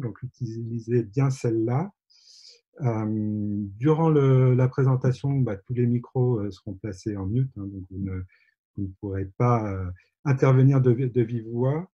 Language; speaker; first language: French; native; French